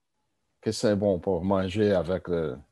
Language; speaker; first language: French; non-native, learner; Portuguese